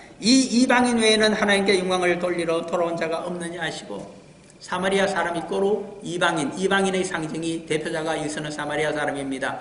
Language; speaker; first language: Korean; native; Korean